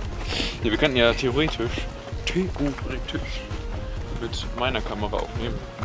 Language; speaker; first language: German; native; German